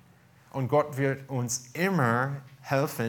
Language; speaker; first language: German; non-native, fluent; English